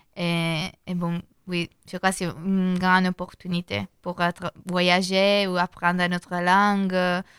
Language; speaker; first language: French; non-native, learner; Italian